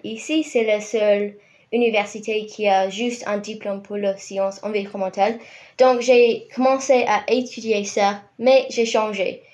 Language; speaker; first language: French; non-native, fluent; English